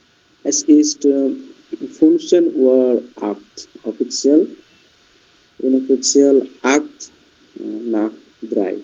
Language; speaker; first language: German; non-native, learner; Bangla